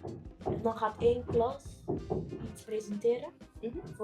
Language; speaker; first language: Dutch; non-native, learner; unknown